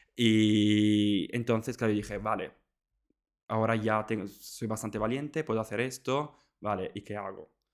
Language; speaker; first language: Spanish; non-native, fluent; Italian